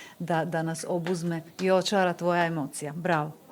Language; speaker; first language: Bosnian; native; Bosnian